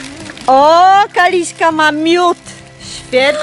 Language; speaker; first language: Polish; native; Polish